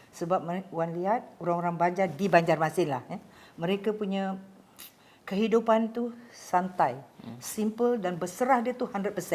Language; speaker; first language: Malay; native; Malay